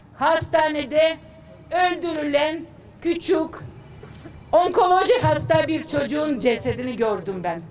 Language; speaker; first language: Turkish; non-native, fluent; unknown